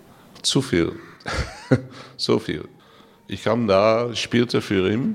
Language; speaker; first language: German; non-native, learner; Dutch